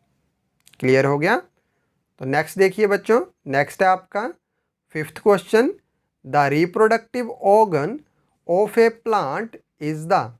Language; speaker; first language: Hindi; native; Hindi